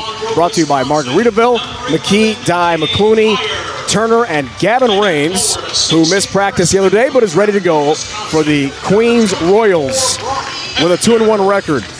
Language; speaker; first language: English; native; English